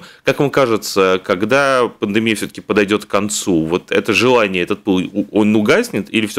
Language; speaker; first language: Russian; native; Russian